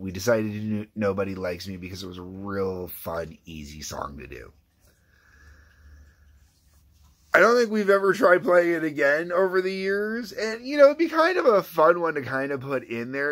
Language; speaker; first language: English; native; English